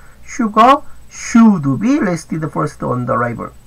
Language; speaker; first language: English; non-native, fluent; Korean